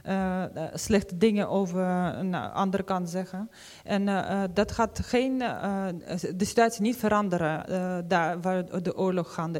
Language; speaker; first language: Dutch; non-native, fluent; Ukrainian